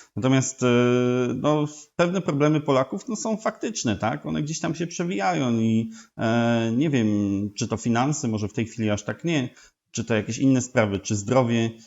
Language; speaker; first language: Polish; native; Polish